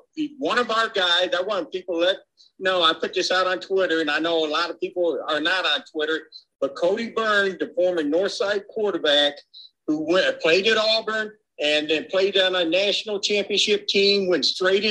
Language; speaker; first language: English; native; English